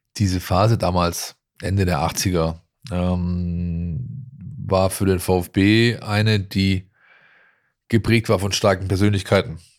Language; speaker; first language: German; native; German